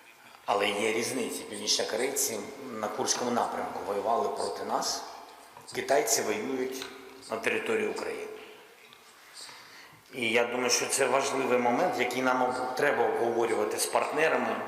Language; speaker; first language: Ukrainian; non-native, local second language; Russian